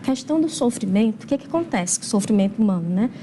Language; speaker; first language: Portuguese; native; Portuguese